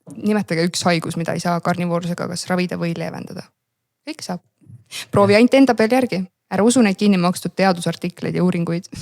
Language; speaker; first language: Estonian; native; Estonian